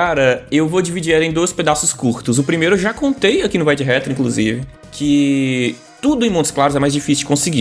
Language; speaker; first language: Portuguese; native; Portuguese